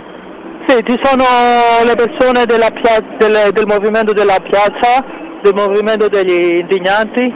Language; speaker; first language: Italian; non-native, fluent; Greek